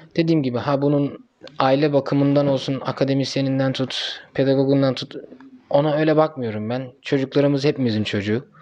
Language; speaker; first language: Turkish; early bilingual, heritage; Turkish